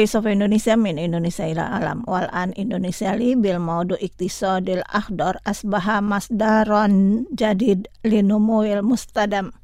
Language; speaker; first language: Arabic; non-native, fluent; Indonesian